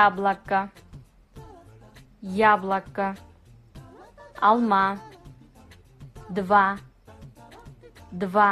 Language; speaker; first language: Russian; non-native, fluent; Kazakh